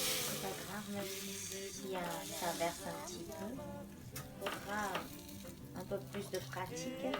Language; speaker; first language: French; non-native, local second language; Malagasy